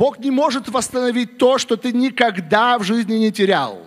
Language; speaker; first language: Russian; native; Russian